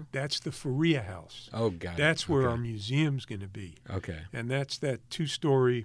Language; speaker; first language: English; native; English